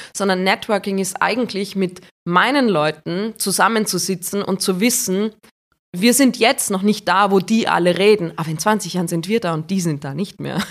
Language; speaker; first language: German; native; German